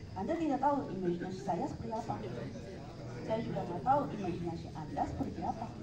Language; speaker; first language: Indonesian; non-native, fluent; Japanese